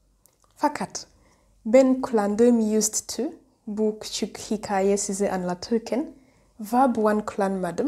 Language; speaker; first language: Turkish; non-native, learner; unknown